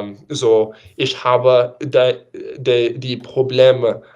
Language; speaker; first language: German; non-native, learner; English